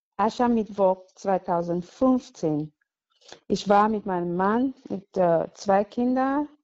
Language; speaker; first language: German; non-native, fluent; English